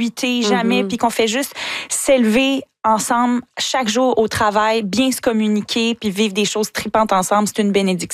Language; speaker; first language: French; native; French